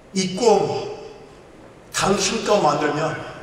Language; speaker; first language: Korean; early bilingual, heritage; Korean